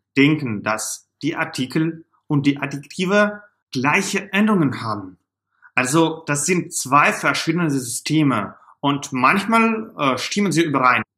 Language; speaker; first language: German; non-native, fluent; Russian